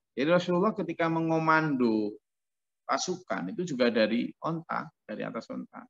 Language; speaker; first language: Indonesian; non-native, local second language; Javanese